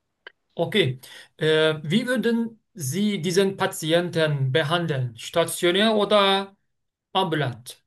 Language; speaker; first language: German; non-native, learner; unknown